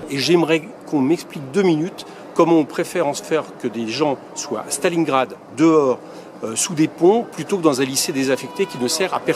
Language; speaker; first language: French; native; French